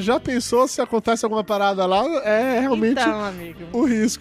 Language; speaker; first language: Portuguese; native; Portuguese